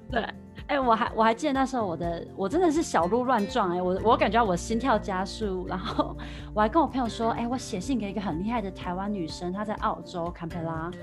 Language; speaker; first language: Chinese; native; Chinese